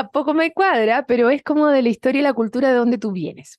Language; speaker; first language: Spanish; native; Spanish